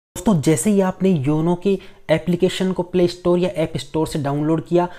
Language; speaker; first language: Hindi; native; Hindi